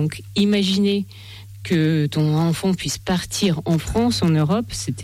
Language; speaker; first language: French; non-native, fluent; Russian